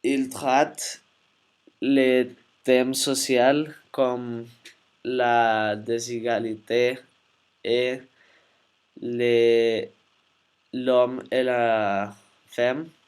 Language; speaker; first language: French; non-native, learner; Spanish